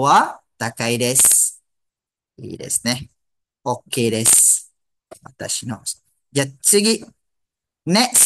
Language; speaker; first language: Japanese; non-native, fluent; Malay